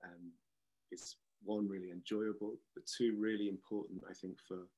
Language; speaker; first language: English; native; English